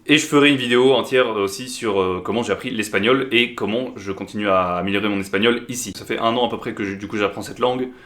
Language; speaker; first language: French; native; French